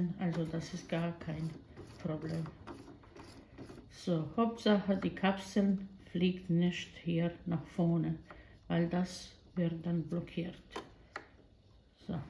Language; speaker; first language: German; non-native, fluent; Croatian